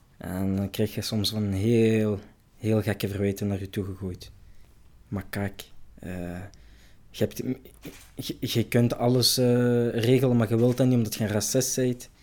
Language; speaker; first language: Dutch; early bilingual, other home language; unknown